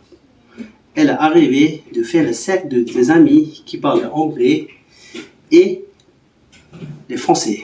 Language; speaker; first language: French; non-native, learner; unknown